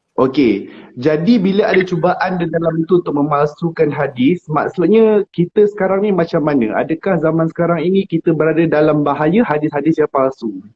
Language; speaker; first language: Malay; native; Malay